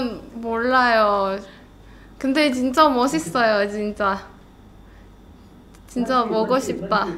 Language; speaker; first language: Korean; non-native, learner; Indonesian